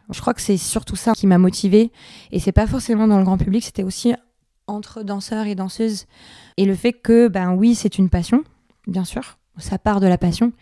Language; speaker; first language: French; native; French